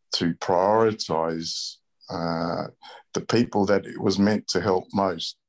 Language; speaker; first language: English; native; English